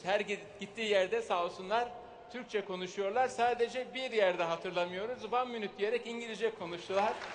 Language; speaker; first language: Turkish; native; Turkish